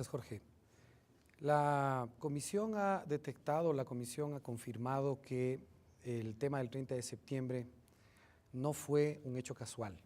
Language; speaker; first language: Spanish; native; Spanish